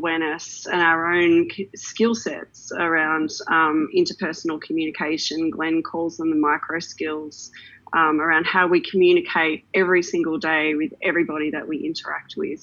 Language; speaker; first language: English; native; English